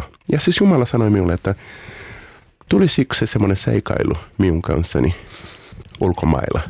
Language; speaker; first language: Finnish; non-native, learner; Portuguese